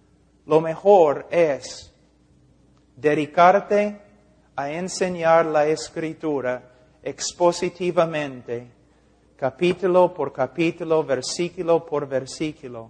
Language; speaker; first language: Spanish; non-native, fluent; English